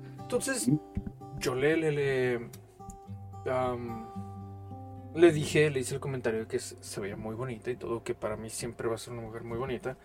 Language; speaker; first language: Spanish; native; Spanish